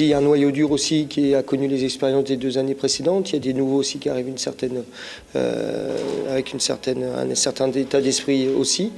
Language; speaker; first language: French; native; French